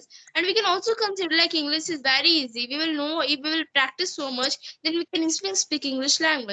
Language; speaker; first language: English; non-native, learner; Hindi